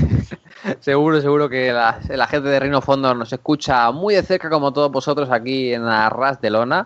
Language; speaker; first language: Spanish; native; Spanish